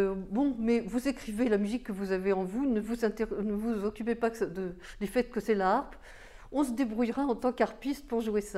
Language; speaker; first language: French; native; French